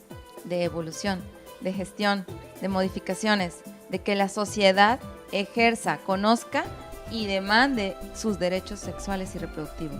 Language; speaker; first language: Spanish; native; Spanish